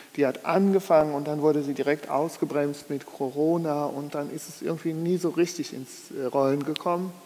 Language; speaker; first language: German; native; German